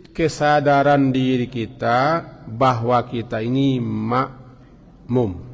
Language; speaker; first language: Malay; non-native, local second language; Minangkabau